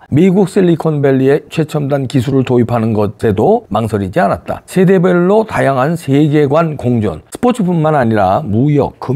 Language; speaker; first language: Korean; native; Korean